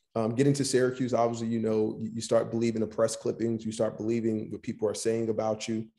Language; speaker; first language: English; native; English